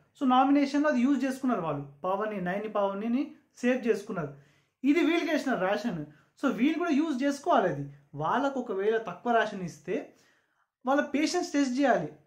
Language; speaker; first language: Telugu; non-native, local second language; Urdu